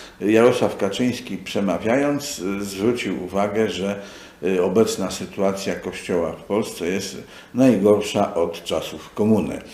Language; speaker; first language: Polish; native; Polish